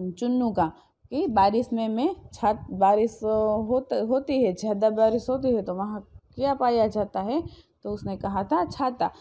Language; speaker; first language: Hindi; non-native, local second language; Gujarati